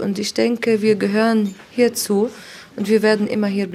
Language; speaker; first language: German; non-native, fluent; Arabic